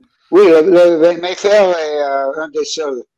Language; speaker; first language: French; non-native, learner; English